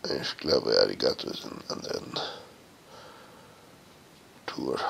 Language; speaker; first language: German; non-native, learner; English